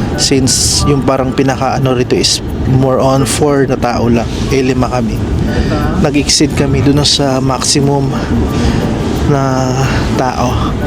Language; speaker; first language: Filipino; native; Filipino